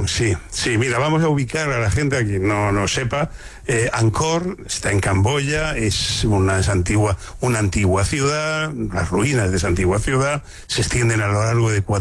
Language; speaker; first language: Spanish; native; Spanish